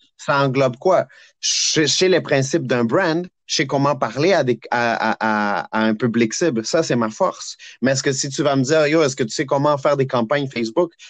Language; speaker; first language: French; native; French